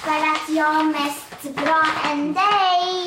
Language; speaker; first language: Swedish; early bilingual, other home language; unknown